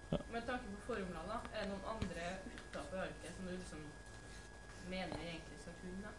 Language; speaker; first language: Norwegian; native; Norwegian